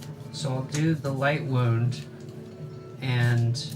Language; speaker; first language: English; native; English